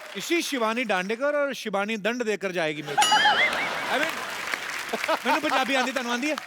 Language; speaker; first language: Hindi; non-native, local second language; Punjabi